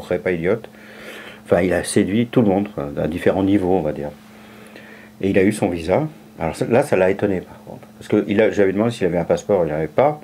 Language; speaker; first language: French; native; French